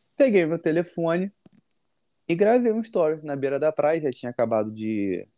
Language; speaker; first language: Portuguese; native; Portuguese